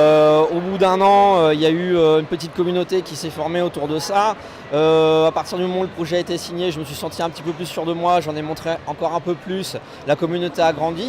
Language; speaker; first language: French; native; French